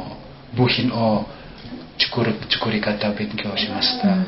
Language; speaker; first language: Japanese; non-native, learner; Indonesian